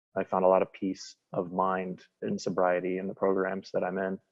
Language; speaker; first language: English; native; English